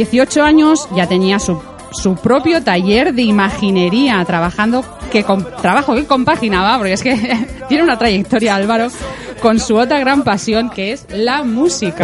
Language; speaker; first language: Spanish; native; Spanish